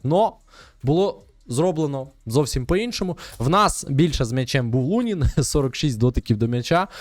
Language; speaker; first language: Ukrainian; native; Ukrainian